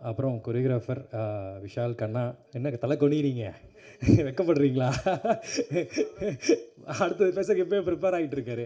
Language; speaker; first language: Tamil; native; Tamil